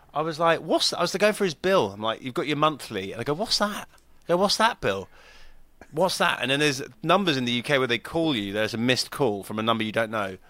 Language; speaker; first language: English; native; English